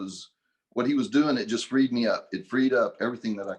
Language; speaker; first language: English; native; English